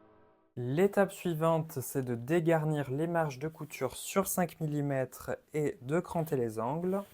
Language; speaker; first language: French; native; French